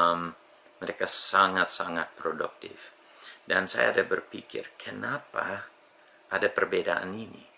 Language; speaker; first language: Indonesian; non-native, fluent; English